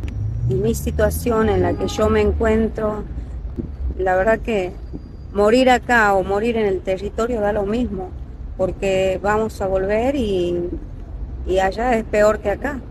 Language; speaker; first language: Spanish; native; Spanish